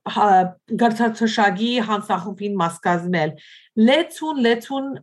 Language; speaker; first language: Armenian; early bilingual, heritage; Armenian